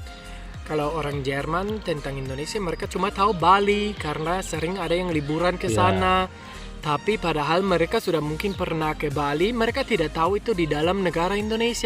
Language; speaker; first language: Indonesian; non-native, fluent; German